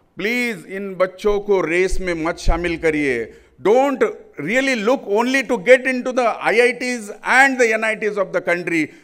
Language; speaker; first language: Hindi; non-native, local second language; Marathi